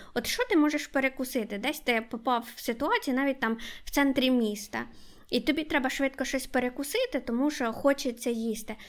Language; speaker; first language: Ukrainian; native; Ukrainian